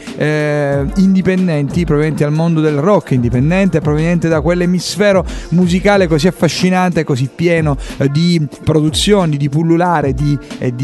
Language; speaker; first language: Italian; native; Italian